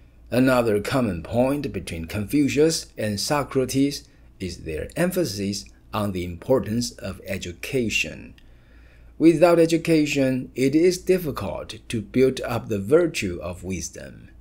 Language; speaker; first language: English; non-native, fluent; Chinese